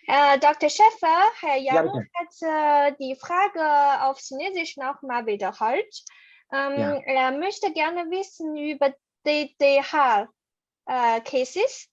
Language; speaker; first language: German; non-native, fluent; Chinese